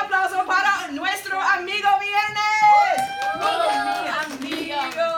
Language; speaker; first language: Spanish; non-native, fluent; English